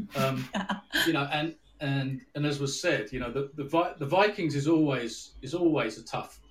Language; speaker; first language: English; native; English